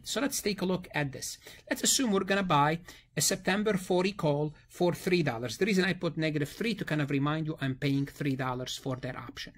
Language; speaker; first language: English; non-native, fluent; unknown